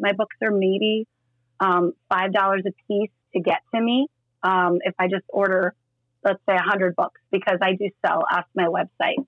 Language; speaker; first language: English; native; English